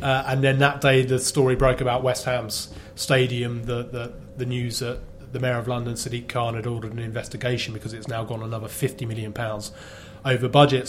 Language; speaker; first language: English; native; English